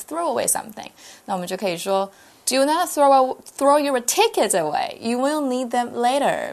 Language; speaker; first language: English; non-native, fluent; Chinese